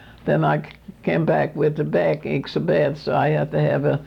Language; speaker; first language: English; non-native, fluent; Swedish